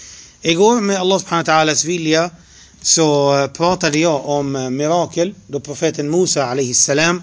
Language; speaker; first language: Swedish; non-native, fluent; Arabic